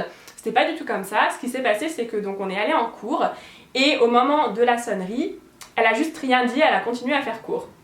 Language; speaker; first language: French; native; French